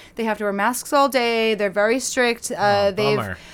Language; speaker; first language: English; native; English